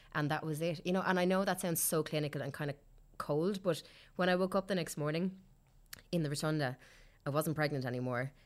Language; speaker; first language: English; native; English